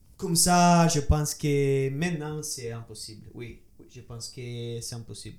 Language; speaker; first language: French; non-native, learner; Italian